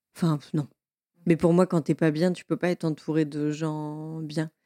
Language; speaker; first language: French; native; French